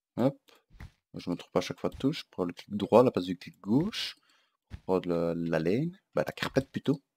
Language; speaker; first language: French; native; French